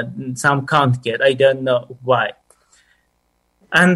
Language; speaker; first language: English; non-native, fluent; Persian